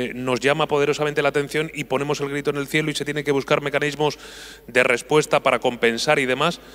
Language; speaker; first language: Spanish; native; Spanish